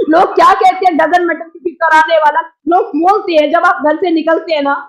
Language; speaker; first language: Hindi; native; Hindi